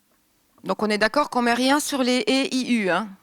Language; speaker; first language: French; native; French